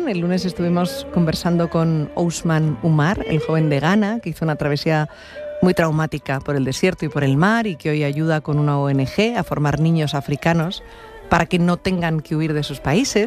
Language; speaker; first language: Spanish; native; Spanish